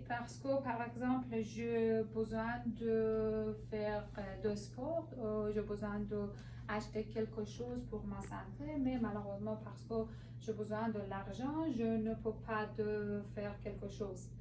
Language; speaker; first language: French; non-native, learner; Persian